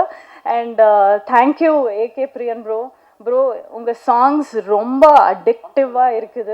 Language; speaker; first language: Tamil; non-native, learner; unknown